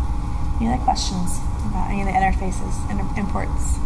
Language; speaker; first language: English; native; English